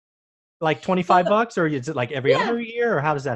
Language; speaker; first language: English; native; English